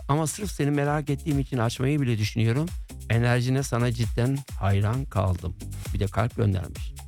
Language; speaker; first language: Turkish; early bilingual, heritage; Turkish